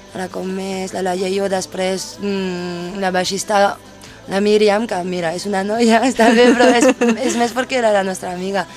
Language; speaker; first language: Catalan; non-native, fluent; French